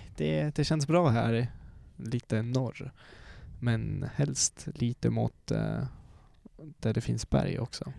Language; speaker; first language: Swedish; non-native, fluent; Swiss German